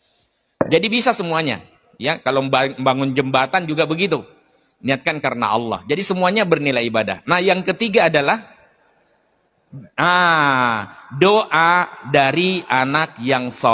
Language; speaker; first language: Indonesian; native; Indonesian